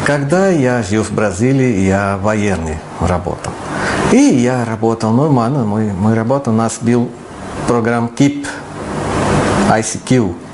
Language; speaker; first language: Russian; non-native, learner; Portuguese